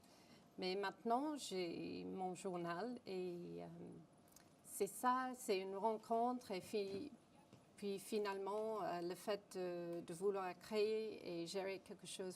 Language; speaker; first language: French; non-native, fluent; English